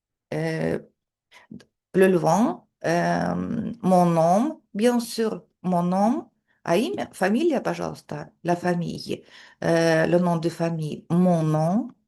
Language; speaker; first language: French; non-native, fluent; Russian